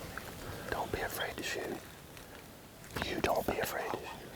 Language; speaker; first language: English; native; English